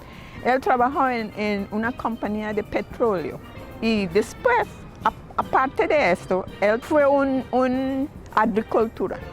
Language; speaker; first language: Spanish; non-native, learner; English